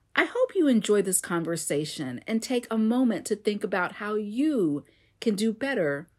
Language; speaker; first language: English; native; English